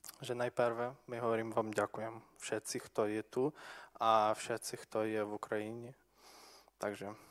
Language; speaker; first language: Slovak; non-native, local second language; Ukrainian